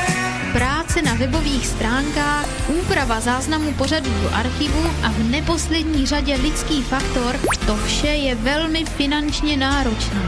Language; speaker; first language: Czech; native; Czech